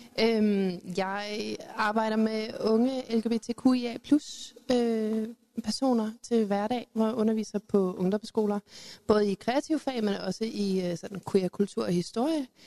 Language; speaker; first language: Danish; early bilingual, other home language; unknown